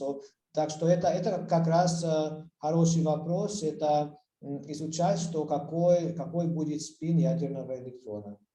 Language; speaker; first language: Russian; non-native, fluent; Hungarian